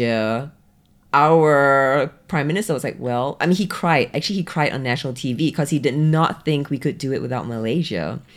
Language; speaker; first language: English; native; English